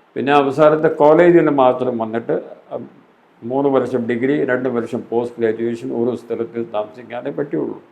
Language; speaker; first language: Malayalam; non-native, fluent; Hindi